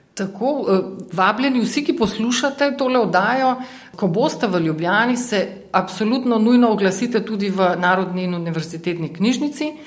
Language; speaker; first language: Slovenian; native; Slovenian